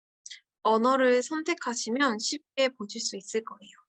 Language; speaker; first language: Korean; native; Korean